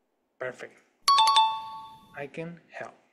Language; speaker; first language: English; non-native, fluent; Spanish